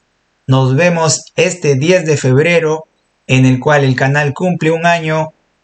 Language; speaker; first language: Spanish; native; Spanish